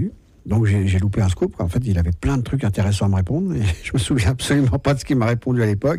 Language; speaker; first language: French; native; French